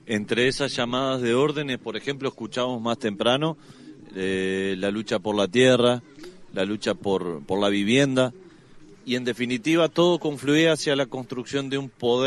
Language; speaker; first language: Spanish; native; Spanish